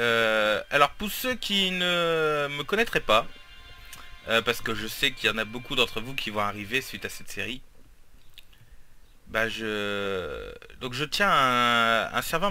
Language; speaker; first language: French; native; French